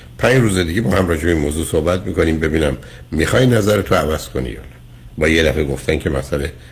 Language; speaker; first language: Persian; native; Persian